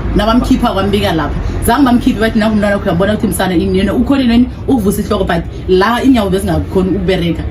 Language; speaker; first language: Zulu; non-native, local second language; South Ndebele